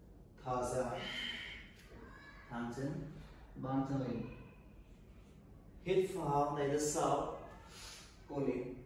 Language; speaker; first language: Vietnamese; non-native, learner; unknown